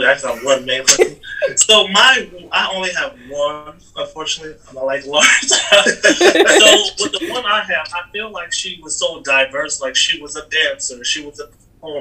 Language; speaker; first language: English; native; English